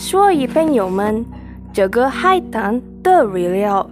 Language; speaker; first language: Chinese; non-native, learner; Indonesian